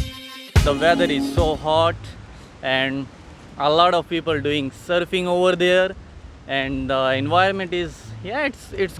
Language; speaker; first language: English; non-native, learner; Urdu